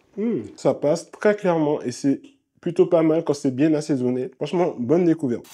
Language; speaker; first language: French; native; French